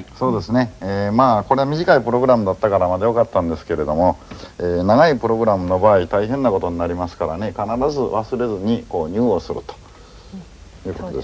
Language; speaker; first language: Japanese; native; Japanese